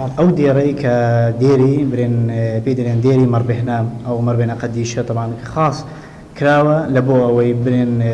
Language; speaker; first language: Central Kurdish; non-native, local second language; Assyrian Neo-Aramaic